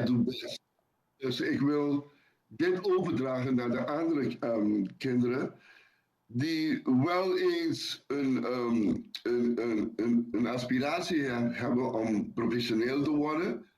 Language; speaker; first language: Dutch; non-native, local second language; Papiamento